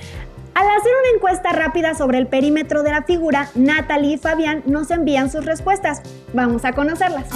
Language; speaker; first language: Spanish; native; Spanish